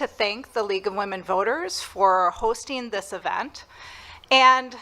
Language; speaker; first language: English; native; English